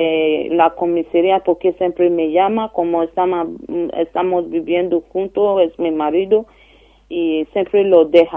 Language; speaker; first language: Spanish; non-native, learner; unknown